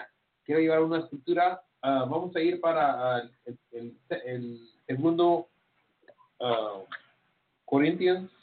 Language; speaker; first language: Spanish; early bilingual, heritage; Spanish